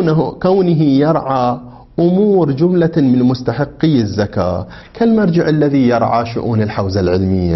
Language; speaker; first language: Arabic; native; Arabic